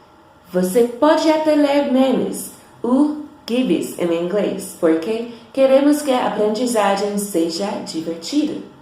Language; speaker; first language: Portuguese; non-native, fluent; English